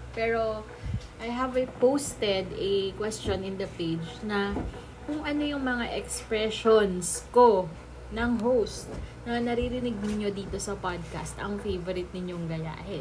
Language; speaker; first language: Filipino; native; Filipino